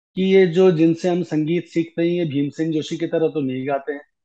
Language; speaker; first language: Hindi; native; Hindi